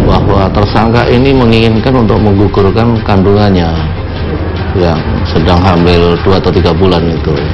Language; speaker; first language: Indonesian; native; Indonesian